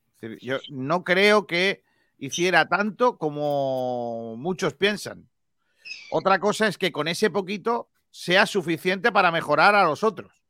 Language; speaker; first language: Spanish; native; Spanish